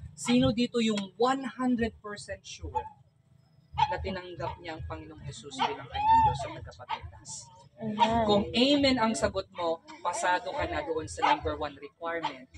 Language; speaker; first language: Filipino; non-native, local second language; Iloko